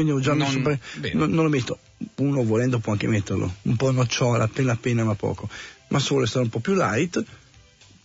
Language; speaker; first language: Italian; native; Italian